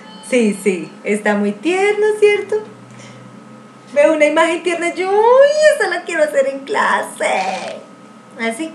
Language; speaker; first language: Spanish; native; Spanish